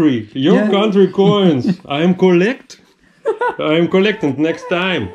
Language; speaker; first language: English; non-native, learner; Russian